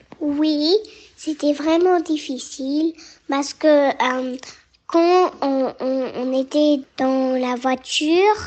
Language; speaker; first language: French; early bilingual, heritage; French